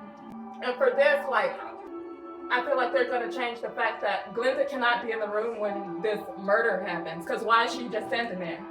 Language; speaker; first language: English; native; English